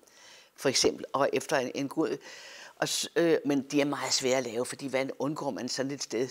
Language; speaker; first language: Danish; native; Danish